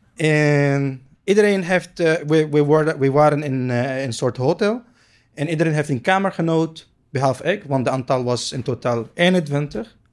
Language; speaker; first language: Dutch; non-native, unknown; Arabic